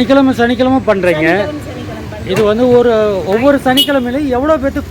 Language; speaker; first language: Tamil; native; Tamil